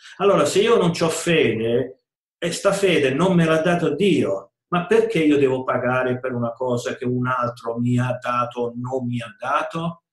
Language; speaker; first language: Italian; native; Italian